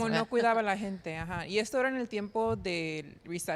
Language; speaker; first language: Spanish; early bilingual, heritage; Spanish